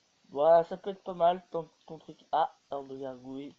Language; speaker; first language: French; native; French